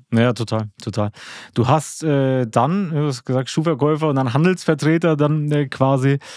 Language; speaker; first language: German; early bilingual, other home language; Albanian